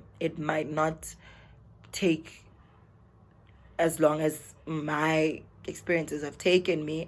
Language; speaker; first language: English; non-native, local second language; Zulu